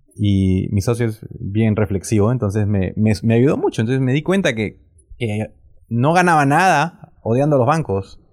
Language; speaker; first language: Spanish; native; Spanish